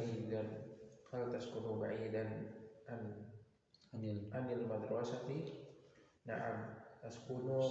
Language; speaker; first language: Arabic; non-native, learner; Indonesian